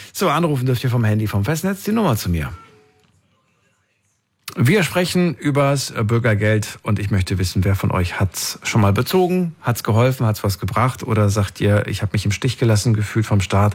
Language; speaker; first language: German; native; German